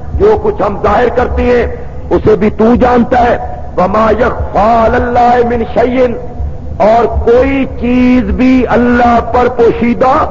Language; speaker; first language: Urdu; non-native, local second language; Punjabi